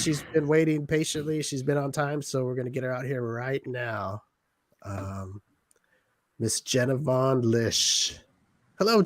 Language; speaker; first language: English; native; English